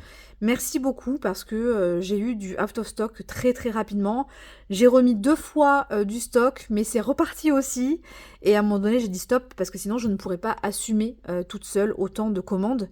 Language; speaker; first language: French; native; French